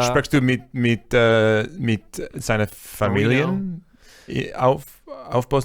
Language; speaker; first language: German; non-native, learner; English